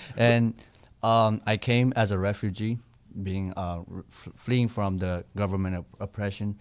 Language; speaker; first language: English; non-native, fluent; Burmese